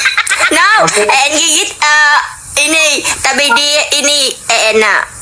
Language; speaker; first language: Indonesian; non-native, learner; Vietnamese